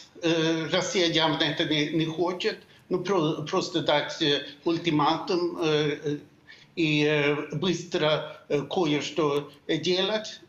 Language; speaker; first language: Russian; non-native, fluent; Swedish